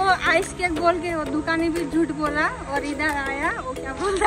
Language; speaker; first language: Hindi; non-native, local second language; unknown